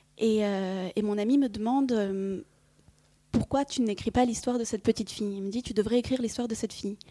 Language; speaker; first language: French; early bilingual, other home language; Vietnamese